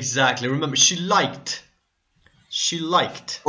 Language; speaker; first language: English; non-native, fluent; Spanish